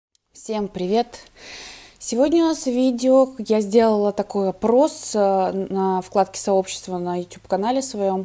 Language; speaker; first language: Russian; native; Russian